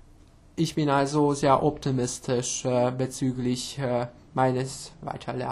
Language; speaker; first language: German; non-native, local second language; Hungarian